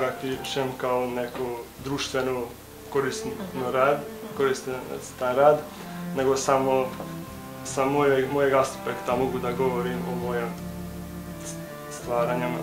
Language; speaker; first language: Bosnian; non-native, local second language; Hungarian